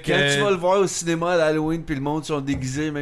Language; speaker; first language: French; native; French